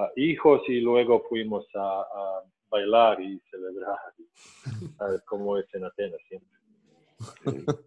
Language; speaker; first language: Spanish; non-native, fluent; Serbian